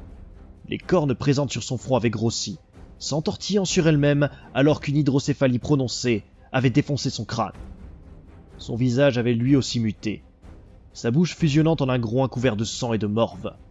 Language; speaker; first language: French; native; French